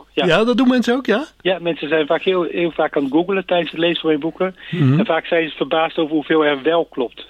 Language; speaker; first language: Dutch; native; Dutch